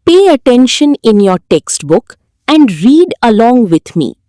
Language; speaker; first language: English; non-native, local second language; Gujarati